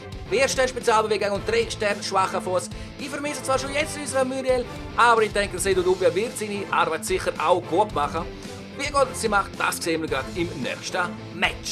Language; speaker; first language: German; native; German